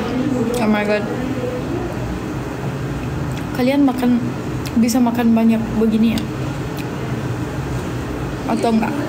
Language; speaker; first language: Indonesian; non-native, fluent; Turkish